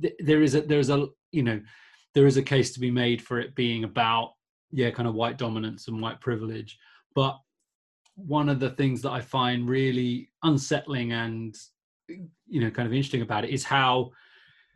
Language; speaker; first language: English; native; English